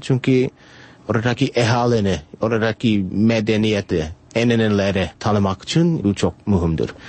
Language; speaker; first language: Azerbaijani; non-native, fluent; English